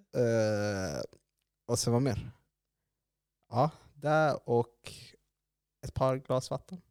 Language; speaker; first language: Swedish; early bilingual, other home language; Arabic